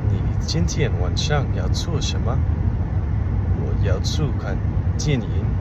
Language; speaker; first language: Chinese; non-native, learner; English